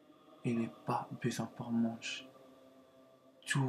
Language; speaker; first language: French; non-native, learner; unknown